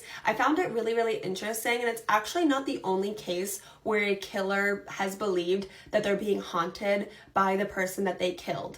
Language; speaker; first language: English; native; English